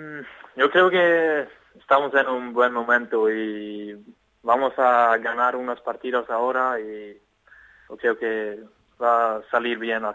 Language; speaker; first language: Spanish; non-native, fluent; Swedish